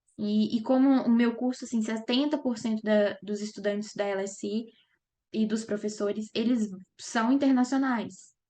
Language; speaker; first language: Portuguese; native; Portuguese